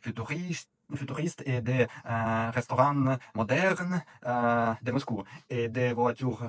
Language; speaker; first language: French; non-native, fluent; Russian